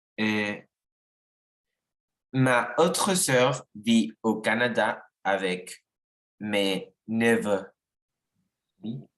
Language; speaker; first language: French; non-native, learner; Spanish